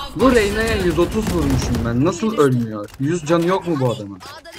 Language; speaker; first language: Turkish; native; Turkish